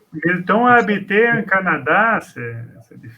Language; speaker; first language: French; non-native, learner; Portuguese